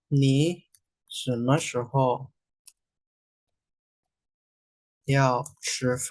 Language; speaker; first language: Chinese; non-native, fluent; Indonesian